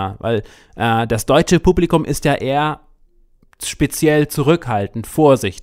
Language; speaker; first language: German; native; German